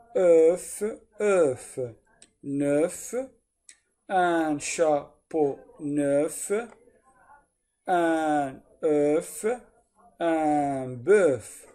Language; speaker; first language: French; non-native, fluent; Arabic